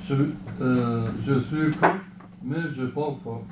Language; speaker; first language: French; non-native, learner; Kurdish